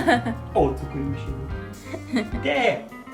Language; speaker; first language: Japanese; non-native, learner; Serbian